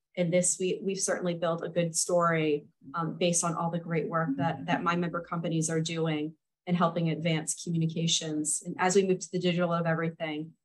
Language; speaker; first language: English; native; English